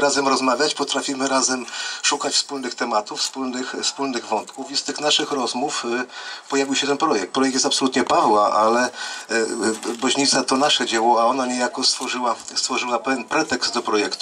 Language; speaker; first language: Polish; native; Polish